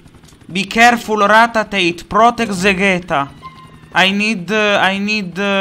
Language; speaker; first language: English; non-native, learner; Italian